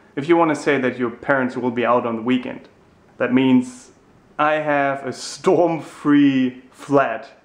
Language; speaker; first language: English; non-native, fluent; German